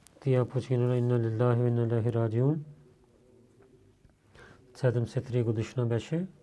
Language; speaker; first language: Bulgarian; non-native, learner; Urdu